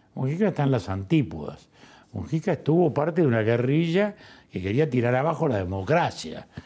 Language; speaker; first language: Spanish; native; Spanish